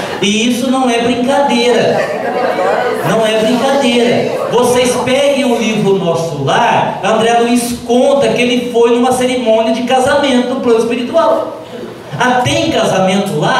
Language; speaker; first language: Portuguese; native; Portuguese